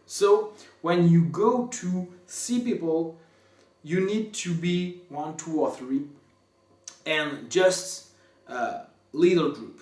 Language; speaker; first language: English; non-native, fluent; French